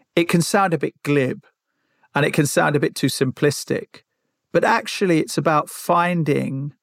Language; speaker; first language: English; native; English